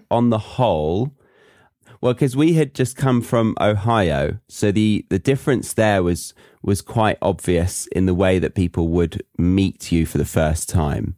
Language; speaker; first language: English; native; English